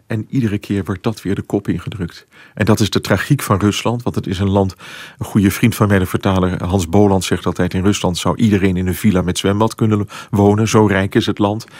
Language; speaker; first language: Dutch; native; Dutch